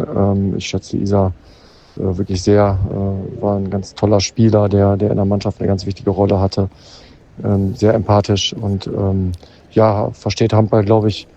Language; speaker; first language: German; native; German